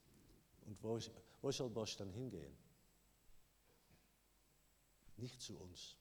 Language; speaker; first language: German; non-native, learner; Dutch